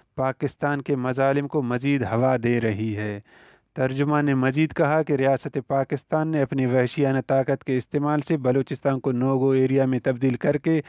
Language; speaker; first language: Urdu; non-native, local second language; Baluchi